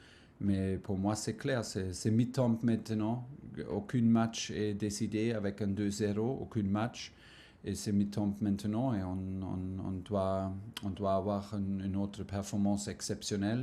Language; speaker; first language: French; non-native, fluent; German